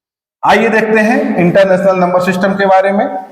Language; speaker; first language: Hindi; native; Hindi